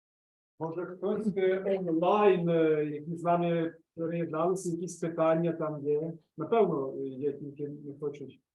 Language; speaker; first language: Ukrainian; native; Ukrainian